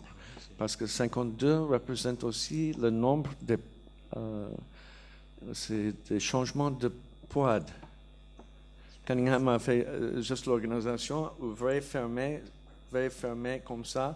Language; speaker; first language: French; non-native, learner; English